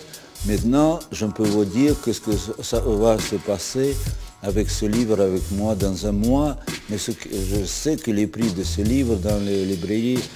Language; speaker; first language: French; non-native, fluent; Russian